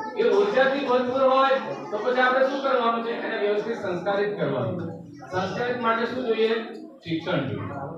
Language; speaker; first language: Gujarati; non-native, local second language; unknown